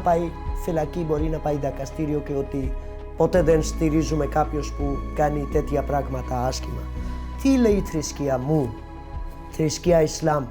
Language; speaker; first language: Greek; non-native, learner; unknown